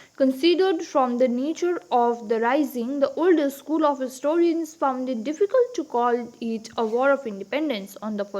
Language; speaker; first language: English; non-native, local second language; Hindi